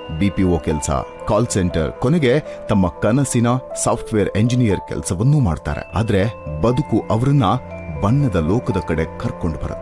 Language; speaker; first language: Kannada; native; Kannada